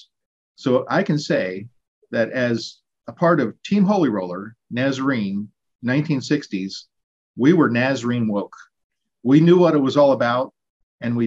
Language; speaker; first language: English; native; English